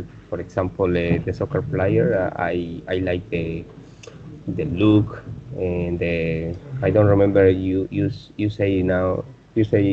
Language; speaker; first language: English; non-native, learner; Spanish